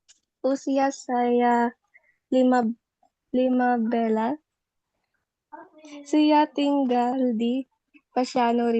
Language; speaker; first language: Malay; non-native, learner; Filipino